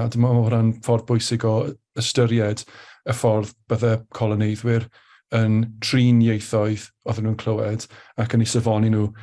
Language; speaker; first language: Welsh; native; Welsh